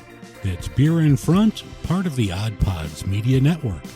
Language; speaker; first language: English; native; English